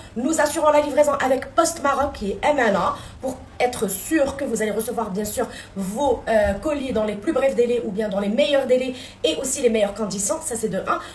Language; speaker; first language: French; non-native, local second language; Arabic